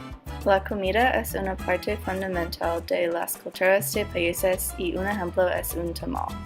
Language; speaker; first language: Spanish; non-native, learner; English